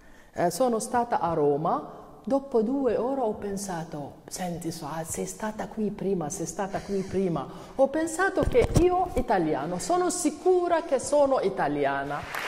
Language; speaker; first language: Italian; non-native, learner; Arabic